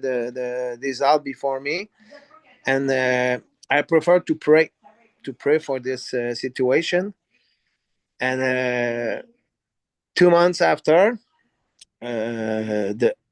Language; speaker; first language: English; non-native, learner; French